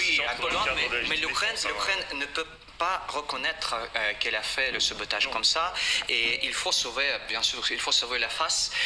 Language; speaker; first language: French; non-native, fluent; Russian